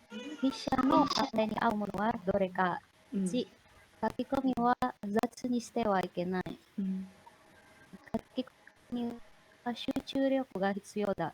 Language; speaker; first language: Japanese; non-native, learner; Indonesian